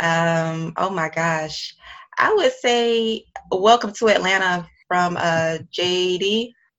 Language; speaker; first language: English; native; English